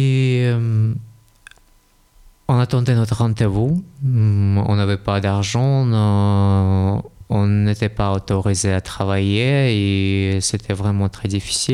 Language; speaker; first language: French; non-native, fluent; Russian